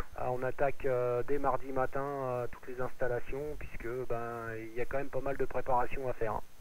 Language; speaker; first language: French; native; French